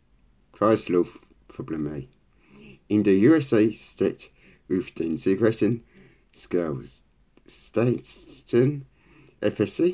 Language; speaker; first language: German; non-native, learner; English